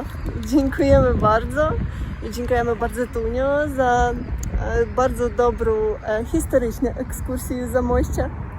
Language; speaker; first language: Polish; non-native, learner; Ukrainian